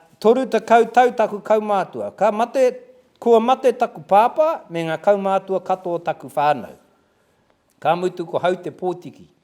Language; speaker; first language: Māori; native; Māori